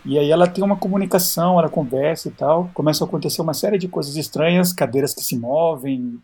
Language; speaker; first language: Portuguese; early bilingual, heritage; Spanish